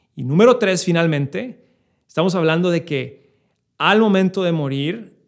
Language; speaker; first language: Spanish; native; Spanish